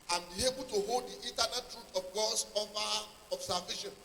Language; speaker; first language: English; non-native, local second language; Yoruba